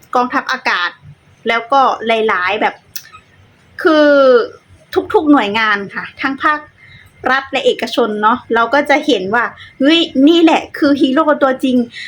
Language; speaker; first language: Thai; native; Thai